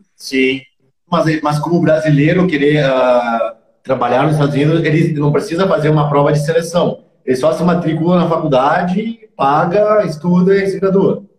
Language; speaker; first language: Portuguese; native; Portuguese